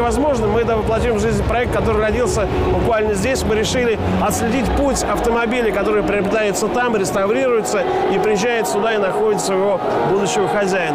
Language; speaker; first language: Russian; native; Russian